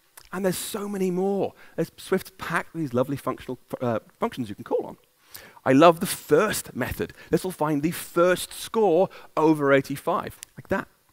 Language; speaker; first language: English; native; English